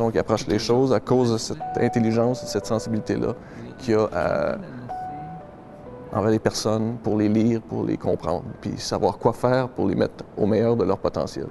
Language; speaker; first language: French; native; French